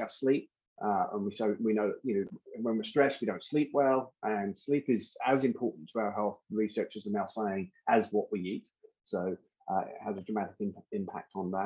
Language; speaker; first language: English; native; English